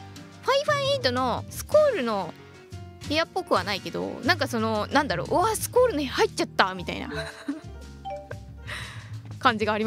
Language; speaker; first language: Japanese; native; Japanese